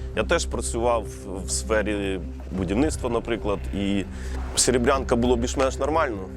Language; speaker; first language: Ukrainian; native; Ukrainian